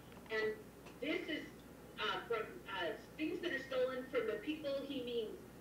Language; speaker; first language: English; native; English